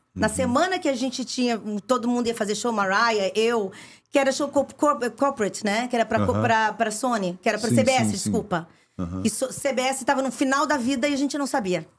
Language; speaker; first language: Portuguese; early bilingual, other home language; Italian